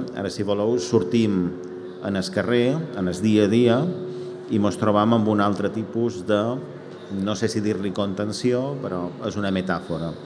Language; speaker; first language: Catalan; native; Catalan